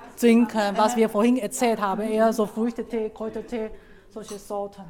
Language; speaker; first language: German; non-native, learner; Chinese